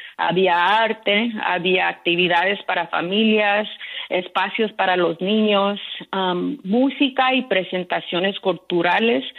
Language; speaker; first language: Spanish; early bilingual, heritage; Spanish